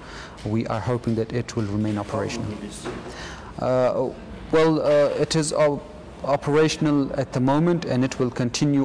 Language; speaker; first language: English; non-native, fluent; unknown